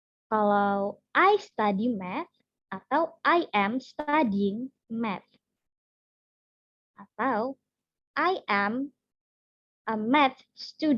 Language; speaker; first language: English; non-native, learner; Indonesian